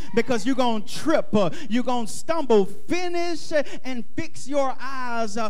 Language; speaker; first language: English; native; English